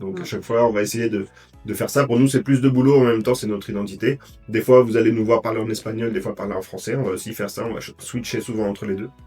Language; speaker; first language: French; native; French